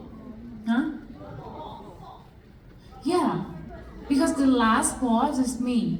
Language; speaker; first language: English; non-native, fluent; Thai